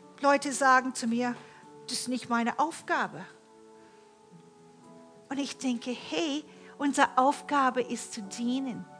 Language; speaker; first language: German; non-native, fluent; English